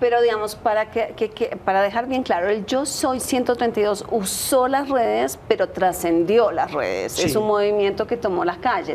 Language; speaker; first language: Spanish; native; Spanish